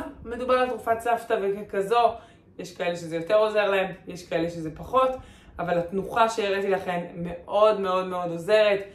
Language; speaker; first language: Hebrew; native; Hebrew